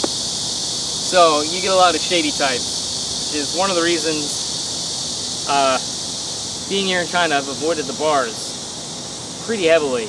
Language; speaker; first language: English; native; English